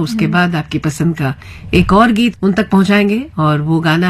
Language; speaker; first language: Hindi; native; Hindi